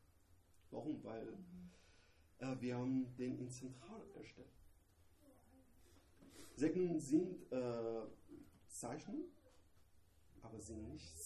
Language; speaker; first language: German; non-native, learner; Persian